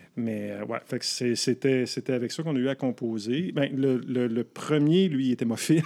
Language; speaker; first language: French; native; French